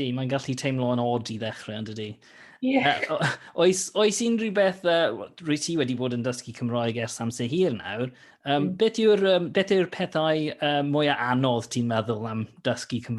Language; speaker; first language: Welsh; non-native, fluent; English